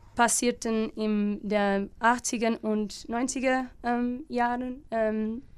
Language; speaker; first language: German; non-native, fluent; Portuguese